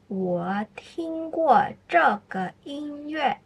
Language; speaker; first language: Chinese; non-native, fluent; Indonesian